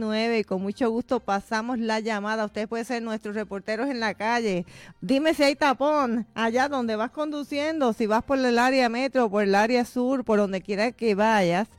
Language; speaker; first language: Spanish; native; Spanish